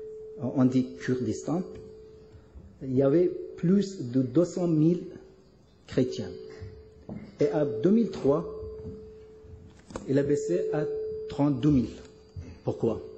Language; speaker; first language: French; non-native, learner; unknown